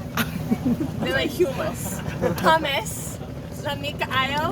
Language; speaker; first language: Cebuano; non-native, learner; English